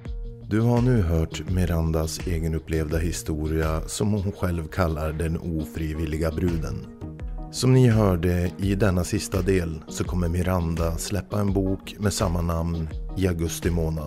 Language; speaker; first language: Swedish; native; Swedish